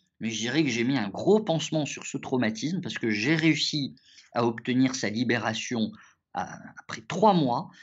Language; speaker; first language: French; early bilingual, other home language; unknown